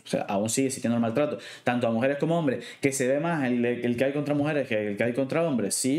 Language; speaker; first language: Spanish; native; Spanish